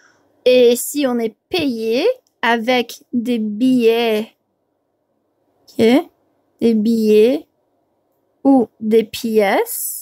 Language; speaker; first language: French; non-native, fluent; English